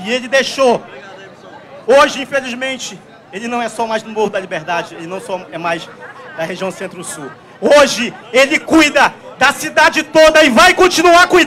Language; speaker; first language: Portuguese; native; Portuguese